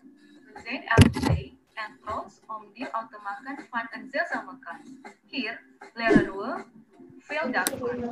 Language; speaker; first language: Dutch; non-native, learner; Indonesian